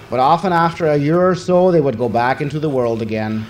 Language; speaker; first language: English; native; English